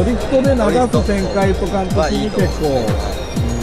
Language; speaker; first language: Japanese; native; Japanese